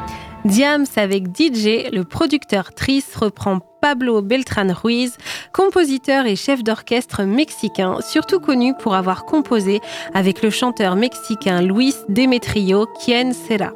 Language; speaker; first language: French; native; French